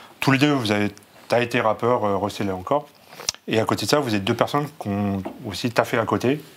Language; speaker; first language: French; native; French